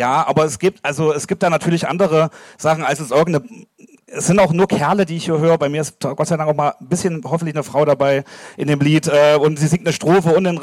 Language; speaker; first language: German; native; German